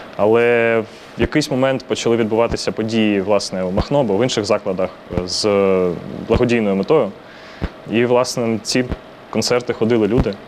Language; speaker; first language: Ukrainian; non-native, local second language; Russian